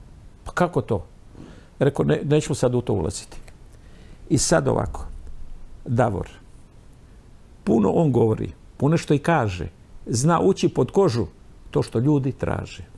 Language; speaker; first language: Croatian; native; Croatian